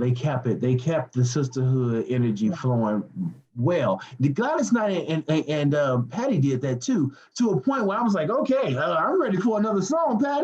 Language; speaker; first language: English; native; English